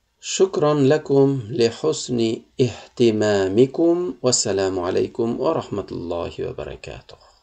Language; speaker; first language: Arabic; non-native, fluent; Uzbek